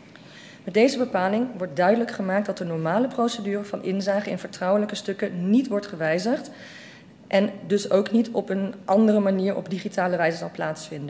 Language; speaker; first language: Dutch; native; Dutch